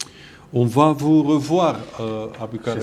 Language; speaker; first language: French; non-native, fluent; Romanian